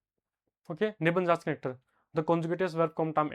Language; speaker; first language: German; non-native, fluent; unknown